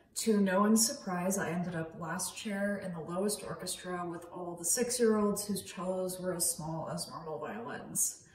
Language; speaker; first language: English; native; English